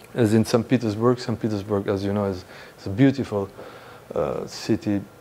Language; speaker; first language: English; non-native, fluent; Italian